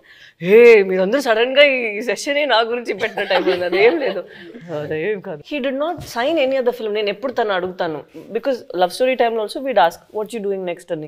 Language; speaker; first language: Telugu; non-native, fluent; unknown